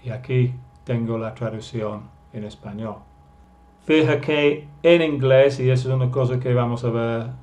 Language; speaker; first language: Spanish; non-native, fluent; English